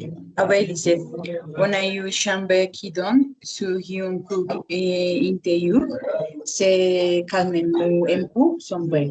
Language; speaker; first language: French; non-native, learner; Spanish